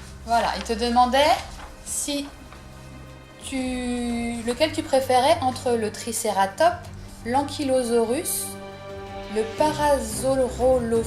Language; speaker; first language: French; native; French